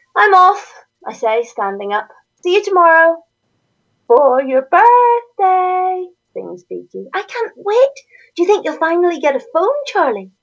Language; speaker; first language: English; native; English